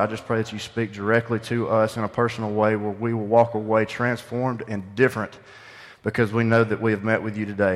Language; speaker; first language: English; native; English